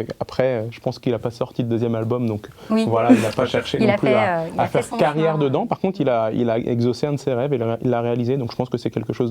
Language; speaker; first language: French; native; French